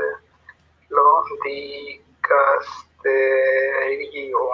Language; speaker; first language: Greek; non-native, learner; Spanish